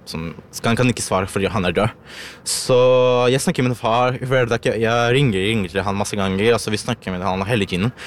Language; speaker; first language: Norwegian; early bilingual, other home language; Ukrainian